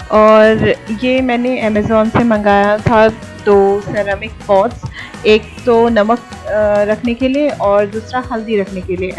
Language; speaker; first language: Hindi; non-native, local second language; Assamese